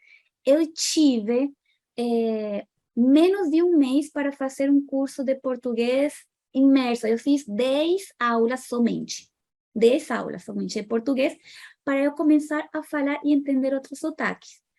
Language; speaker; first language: Portuguese; non-native, fluent; Spanish